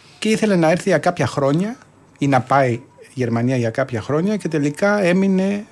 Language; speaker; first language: Greek; early bilingual, heritage; Greek